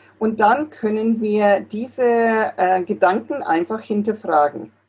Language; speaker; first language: German; non-native, fluent; English